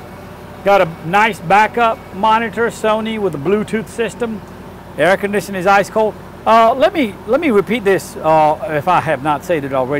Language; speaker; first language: English; non-native, fluent; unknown